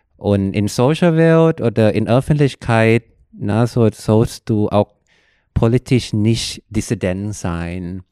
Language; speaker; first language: German; non-native, fluent; Thai